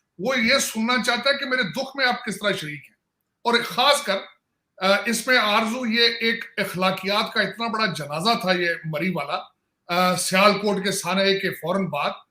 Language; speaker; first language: Hindi; native; Hindi